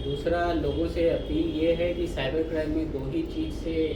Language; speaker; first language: Hindi; non-native, local second language; Marathi